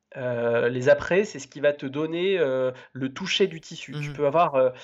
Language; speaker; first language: French; native; French